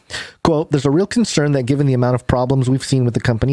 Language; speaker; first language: English; native; English